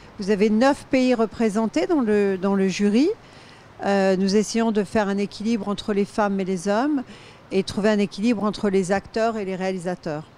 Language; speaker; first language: French; native; French